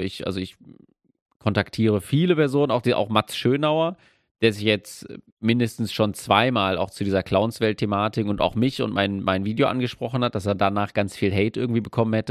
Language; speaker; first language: German; native; German